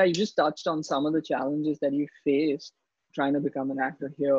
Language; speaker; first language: English; non-native, local second language; Hindi